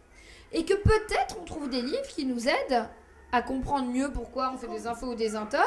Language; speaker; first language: French; native; French